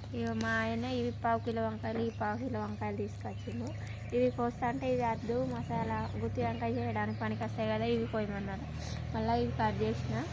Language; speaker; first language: Telugu; native; Telugu